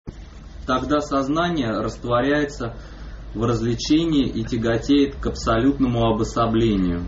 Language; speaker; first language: Russian; native; Russian